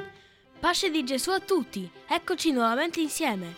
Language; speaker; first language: Italian; native; Italian